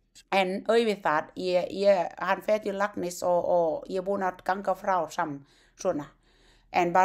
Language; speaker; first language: Icelandic; non-native, learner; Thai